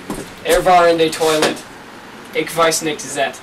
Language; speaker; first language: German; non-native, learner; English